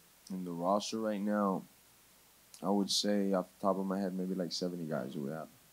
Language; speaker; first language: English; early bilingual, other home language; Spanish